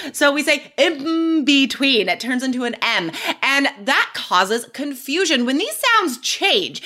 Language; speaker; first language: English; native; English